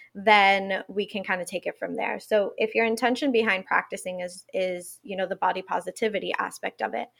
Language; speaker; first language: English; non-native, fluent; Spanish